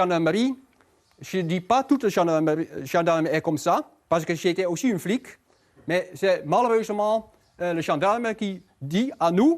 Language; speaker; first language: French; non-native, learner; Dutch